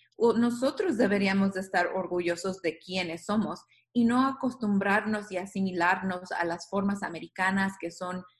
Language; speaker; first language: Spanish; native; Spanish